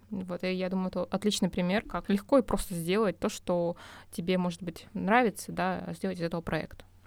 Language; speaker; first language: Russian; native; Russian